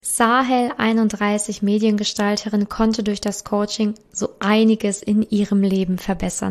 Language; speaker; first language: German; native; German